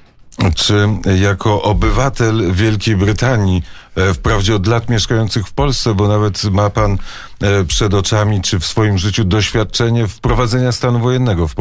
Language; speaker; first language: Polish; native; Polish